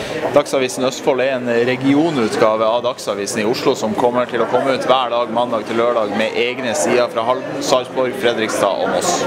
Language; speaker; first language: Norwegian; native; Norwegian